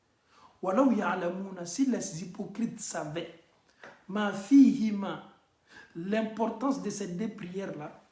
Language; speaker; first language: French; non-native, local second language; Bambara